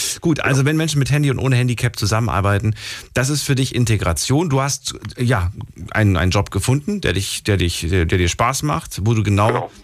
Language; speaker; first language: German; native; German